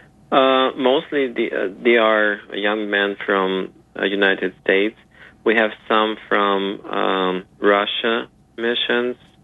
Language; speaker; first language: English; non-native, fluent; Ukrainian